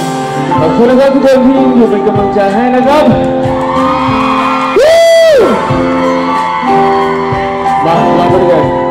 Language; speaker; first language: Thai; native; Thai